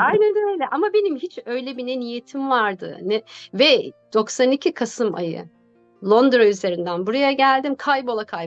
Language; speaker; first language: Turkish; native; Turkish